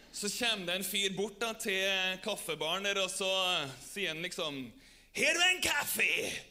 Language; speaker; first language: Norwegian; native; Norwegian